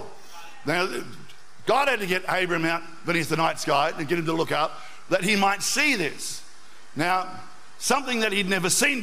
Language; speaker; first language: English; native; English